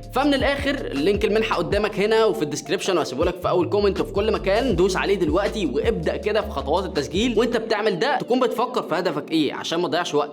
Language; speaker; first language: Arabic; native; Arabic